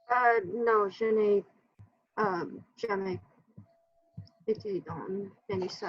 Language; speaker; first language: French; non-native, learner; English